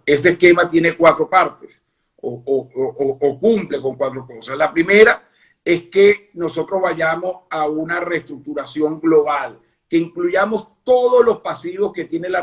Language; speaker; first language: Spanish; native; Spanish